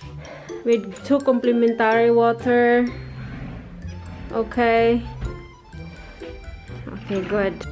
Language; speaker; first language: English; non-native, local second language; Filipino